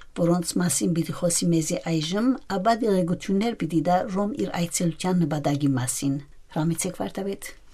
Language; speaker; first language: Armenian; early bilingual, heritage; Armenian